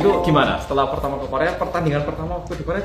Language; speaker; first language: Indonesian; native; Indonesian